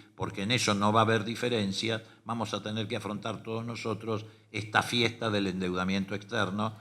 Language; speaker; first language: Spanish; native; Spanish